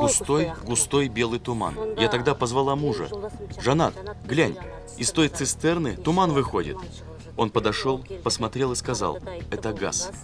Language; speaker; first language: Russian; native; Russian